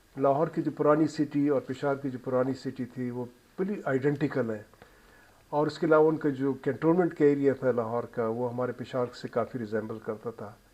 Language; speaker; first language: Urdu; non-native, local second language; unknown